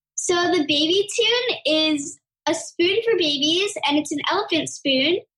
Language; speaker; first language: English; native; English